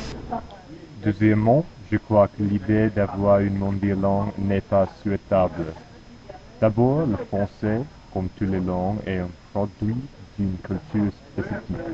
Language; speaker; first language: French; non-native, learner; English